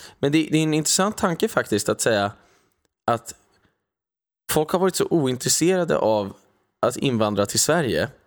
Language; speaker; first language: Swedish; native; Swedish